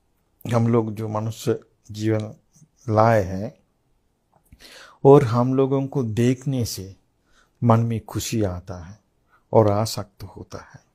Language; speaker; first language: Hindi; non-native, fluent; Sinhala